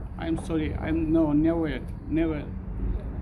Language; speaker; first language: English; non-native, learner; Persian